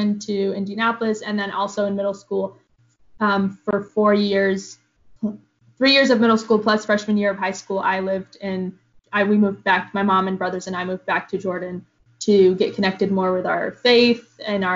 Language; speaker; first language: English; early bilingual, other home language; Arabic